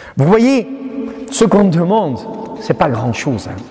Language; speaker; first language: French; non-native, fluent; Syriac